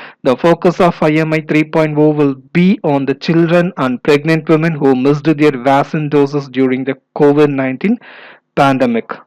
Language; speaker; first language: English; non-native, local second language; Tamil